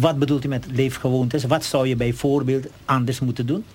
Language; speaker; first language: Dutch; native; Dutch